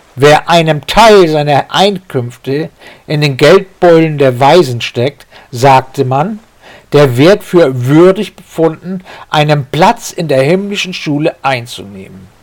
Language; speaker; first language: German; native; German